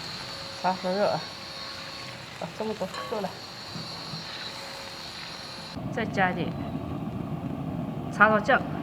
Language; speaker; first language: Chinese; native; Chinese